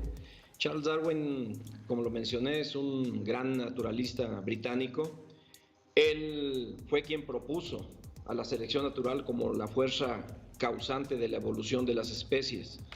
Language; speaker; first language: Spanish; native; Spanish